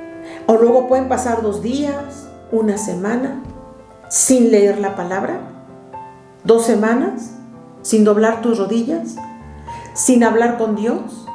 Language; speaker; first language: Spanish; native; Spanish